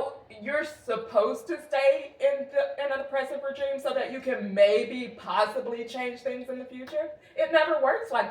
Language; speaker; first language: English; native; English